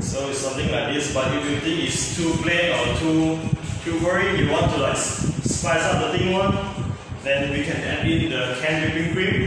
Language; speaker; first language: English; non-native, local second language; Chinese